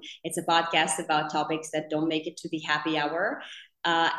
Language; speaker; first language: English; non-native, fluent; Finnish